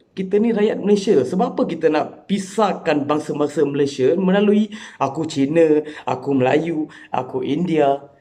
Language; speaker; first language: Malay; non-native, local second language; Tamil